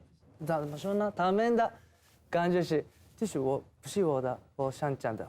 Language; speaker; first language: Chinese; non-native, learner; Japanese